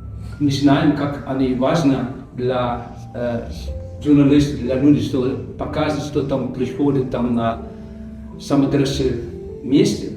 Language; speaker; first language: Russian; non-native, learner; Dutch